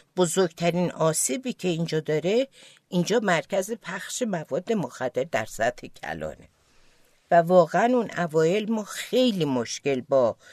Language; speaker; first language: Persian; non-native, local second language; Azerbaijani